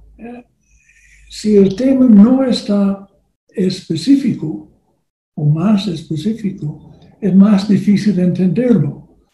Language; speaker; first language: Spanish; non-native, learner; English